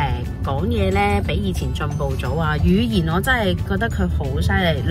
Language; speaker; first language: Cantonese; native; Cantonese